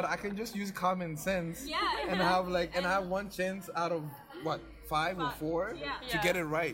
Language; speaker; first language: English; non-native, fluent; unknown